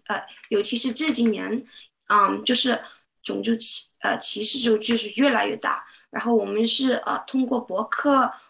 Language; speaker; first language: Chinese; early bilingual, heritage; Chinese